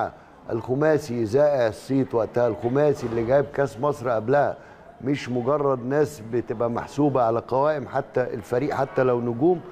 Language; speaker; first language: Arabic; native; Arabic